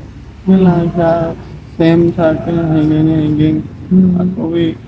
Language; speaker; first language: Filipino; non-native, learner; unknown